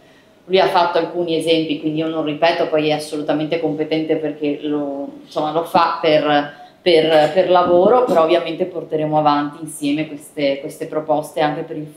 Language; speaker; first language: Italian; native; Italian